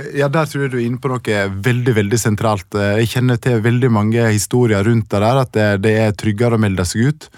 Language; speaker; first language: Norwegian; native; Norwegian